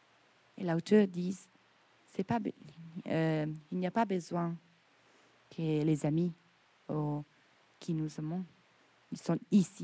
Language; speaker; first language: French; non-native, fluent; Italian